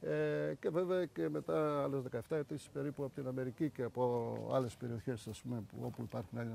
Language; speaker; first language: Greek; native; Greek